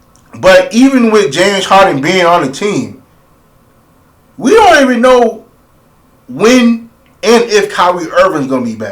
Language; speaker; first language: English; native; English